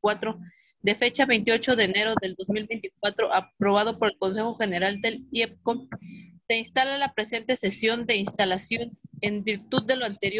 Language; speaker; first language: Spanish; native; Spanish